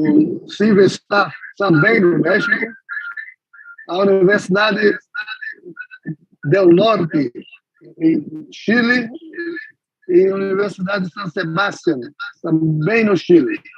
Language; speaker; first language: Portuguese; non-native, fluent; Spanish